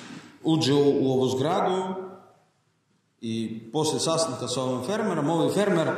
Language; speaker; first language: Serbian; non-native, learner; Russian